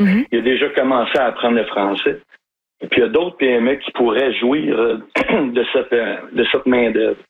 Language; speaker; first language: French; native; French